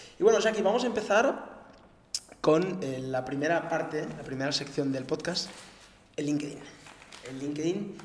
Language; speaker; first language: Spanish; native; Spanish